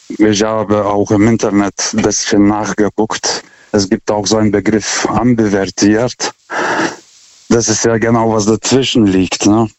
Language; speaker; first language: German; non-native, fluent; Lithuanian